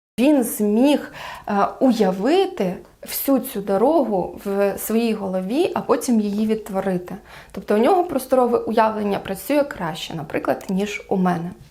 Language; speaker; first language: Ukrainian; non-native, local second language; Russian